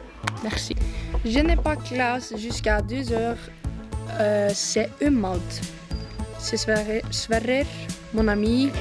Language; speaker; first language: French; non-native, learner; Icelandic